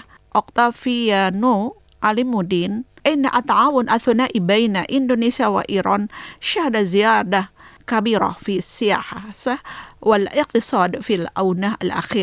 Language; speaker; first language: Arabic; non-native, fluent; Indonesian